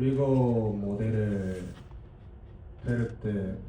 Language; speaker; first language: Korean; non-native, learner; Japanese